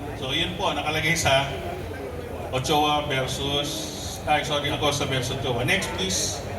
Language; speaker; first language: Filipino; non-native, local second language; Iloko